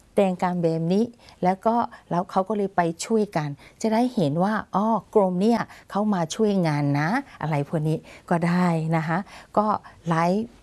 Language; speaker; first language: Thai; non-native, fluent; Burmese